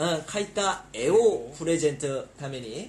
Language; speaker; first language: Japanese; non-native, learner; Korean